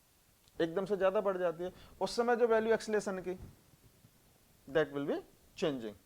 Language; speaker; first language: Hindi; native; Hindi